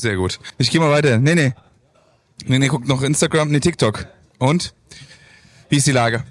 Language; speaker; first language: German; native; German